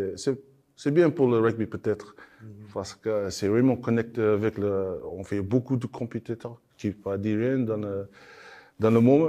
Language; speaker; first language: French; non-native, learner; English